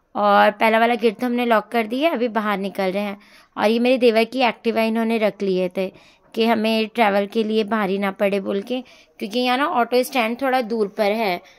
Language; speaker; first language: Hindi; native; Hindi